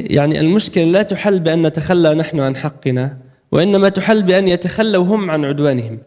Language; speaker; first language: Arabic; native; Arabic